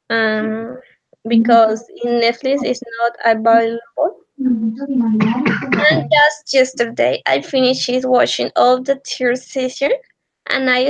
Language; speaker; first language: English; non-native, learner; Spanish